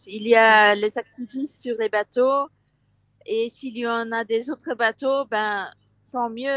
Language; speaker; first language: French; non-native, local second language; Dutch